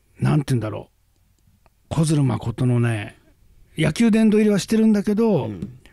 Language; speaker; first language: Japanese; native; Japanese